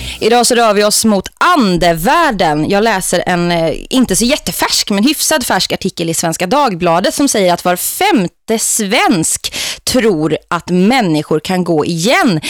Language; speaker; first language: Swedish; native; Swedish